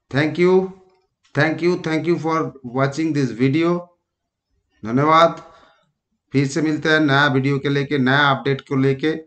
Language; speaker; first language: Hindi; non-native, local second language; Bangla